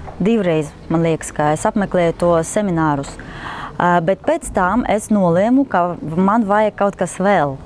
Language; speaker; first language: Latvian; non-native, local second language; Russian